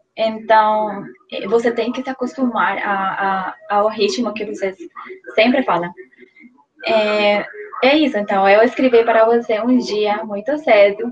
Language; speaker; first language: Portuguese; non-native, fluent; Spanish